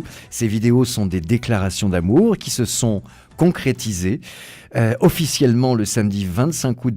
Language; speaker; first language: French; native; French